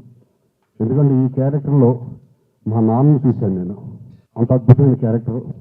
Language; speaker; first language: Telugu; native; Telugu